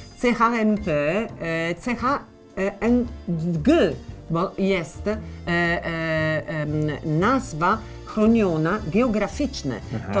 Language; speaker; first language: Polish; non-native, learner; Italian